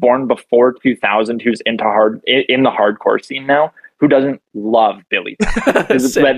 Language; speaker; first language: English; native; English